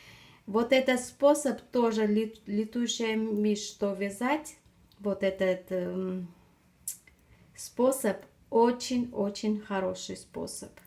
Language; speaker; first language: Russian; non-native, fluent; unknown